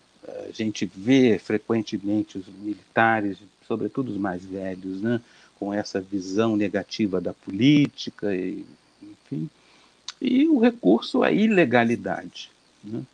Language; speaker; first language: Portuguese; native; Portuguese